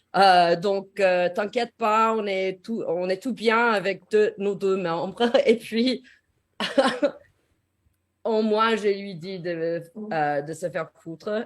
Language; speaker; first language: French; non-native, learner; English